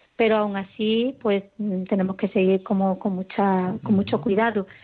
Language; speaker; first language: Spanish; native; Spanish